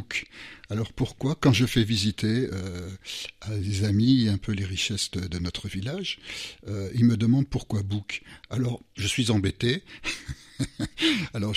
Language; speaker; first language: French; non-native, local second language; Luxembourgish